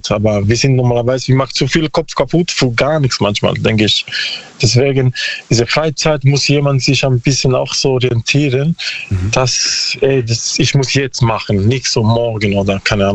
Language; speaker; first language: German; non-native, learner; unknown